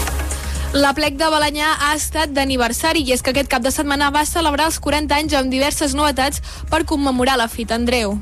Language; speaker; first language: Catalan; native; Catalan